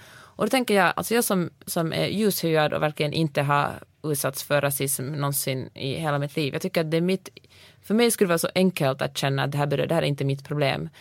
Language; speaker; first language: Swedish; native; Swedish